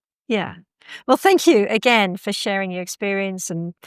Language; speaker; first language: English; native; English